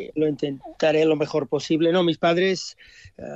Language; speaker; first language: Spanish; early bilingual, heritage; English